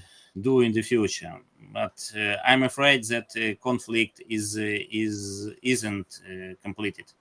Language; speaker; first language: English; non-native, learner; Ukrainian